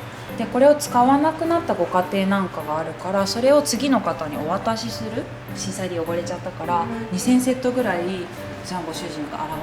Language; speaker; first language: Japanese; native; Japanese